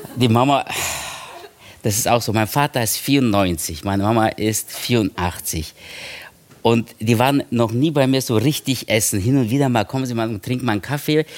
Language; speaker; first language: German; early bilingual, other home language; Turkish